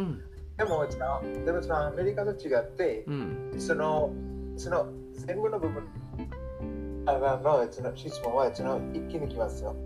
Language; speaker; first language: Japanese; non-native, learner; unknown